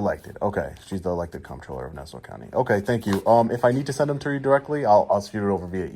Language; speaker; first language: English; native; English